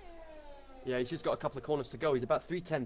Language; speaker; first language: English; native; English